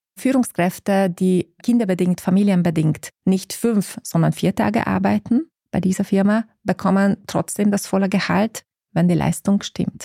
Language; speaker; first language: German; non-native, fluent; Hungarian